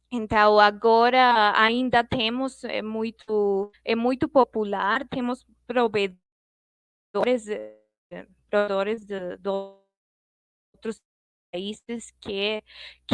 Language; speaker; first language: Portuguese; non-native, fluent; Spanish